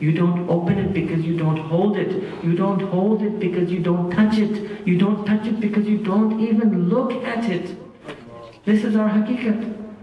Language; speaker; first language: English; early bilingual, other home language; Urdu